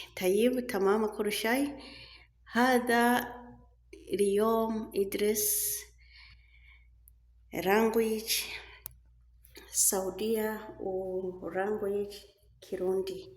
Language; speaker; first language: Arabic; non-native, learner; Rundi